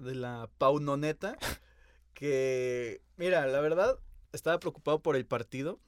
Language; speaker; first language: Spanish; native; Spanish